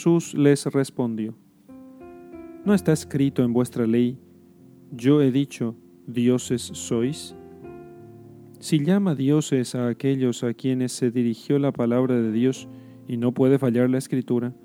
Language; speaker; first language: Spanish; native; Spanish